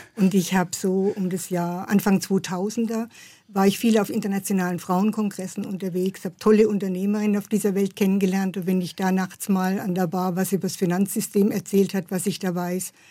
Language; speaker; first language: German; native; German